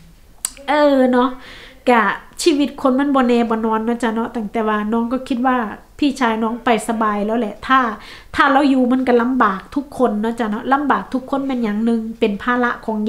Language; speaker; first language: Thai; non-native, local second language; Lao